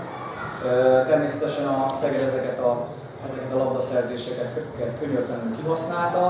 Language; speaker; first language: Hungarian; native; Hungarian